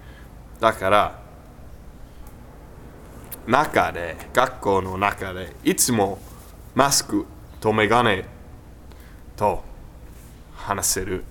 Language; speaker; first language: Japanese; non-native, learner; English